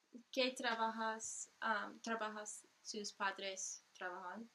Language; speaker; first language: Spanish; non-native, learner; English